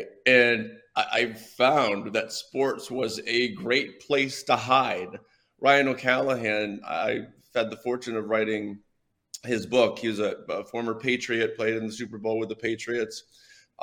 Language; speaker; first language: English; native; English